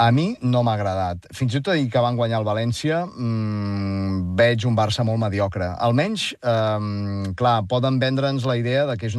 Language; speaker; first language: Catalan; native; Catalan